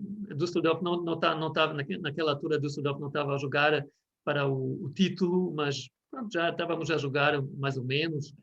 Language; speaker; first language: Portuguese; non-native, fluent; German